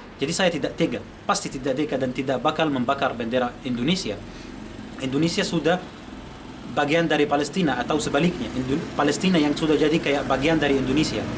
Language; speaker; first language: Indonesian; non-native, fluent; Arabic